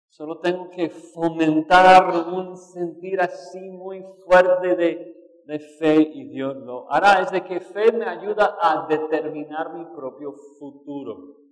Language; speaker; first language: Spanish; non-native, fluent; English